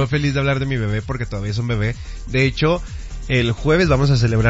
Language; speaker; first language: Spanish; native; Spanish